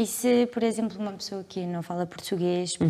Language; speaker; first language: Portuguese; native; Portuguese